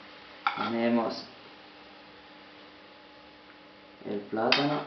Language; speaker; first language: Spanish; non-native, fluent; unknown